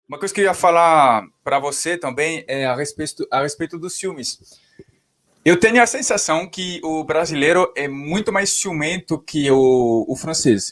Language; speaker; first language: Portuguese; non-native, fluent; French